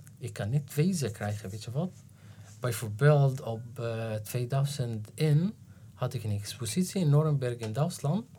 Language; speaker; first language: Dutch; non-native, learner; Arabic